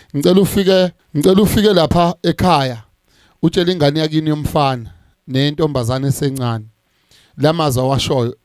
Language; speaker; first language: Zulu; native; Zulu